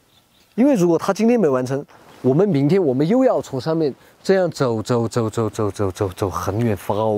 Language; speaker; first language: Chinese; native; Chinese